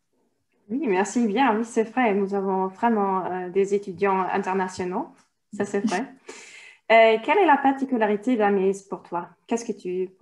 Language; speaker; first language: French; non-native, fluent; German